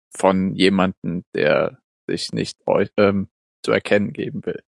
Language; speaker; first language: German; native; German